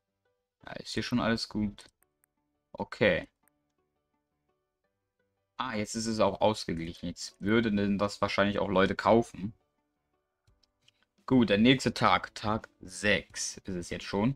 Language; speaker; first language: German; native; German